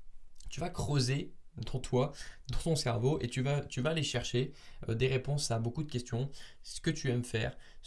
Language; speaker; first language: French; native; French